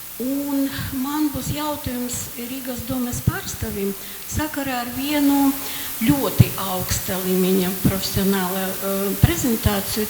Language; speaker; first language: Latvian; non-native, local second language; Russian